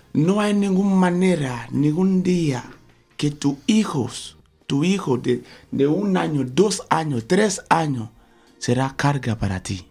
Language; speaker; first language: Spanish; non-native, fluent; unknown